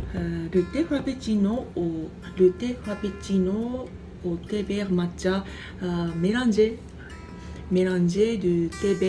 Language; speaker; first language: French; non-native, fluent; Japanese